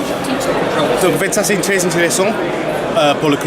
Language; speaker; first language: French; non-native, learner; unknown